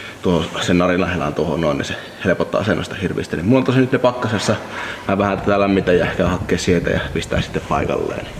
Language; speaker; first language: Finnish; native; Finnish